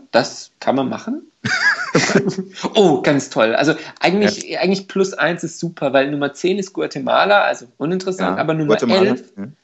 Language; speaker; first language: German; non-native, fluent; Hungarian